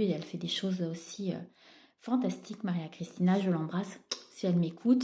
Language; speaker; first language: French; native; French